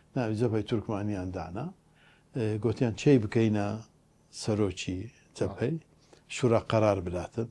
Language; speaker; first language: Central Kurdish; non-native, local second language; Turkish